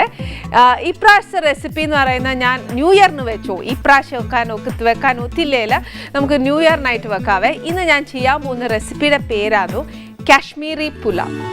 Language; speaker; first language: Malayalam; native; Malayalam